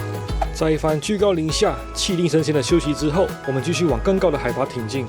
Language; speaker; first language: Chinese; native; Chinese